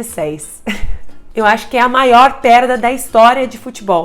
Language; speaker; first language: Portuguese; non-native, fluent; Russian